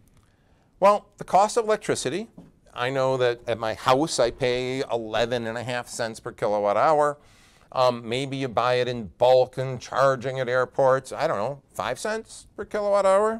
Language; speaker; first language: English; native; English